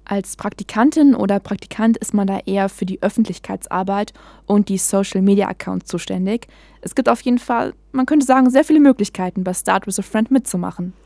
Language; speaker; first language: German; native; German